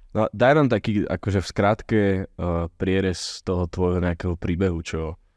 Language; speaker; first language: Slovak; native; Slovak